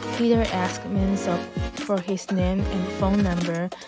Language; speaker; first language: English; non-native, learner; Chinese